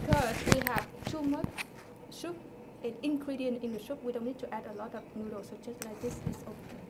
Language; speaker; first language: English; non-native, fluent; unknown